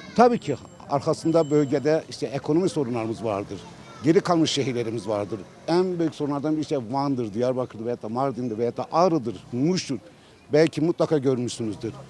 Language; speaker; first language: Turkish; non-native, local second language; Kurdish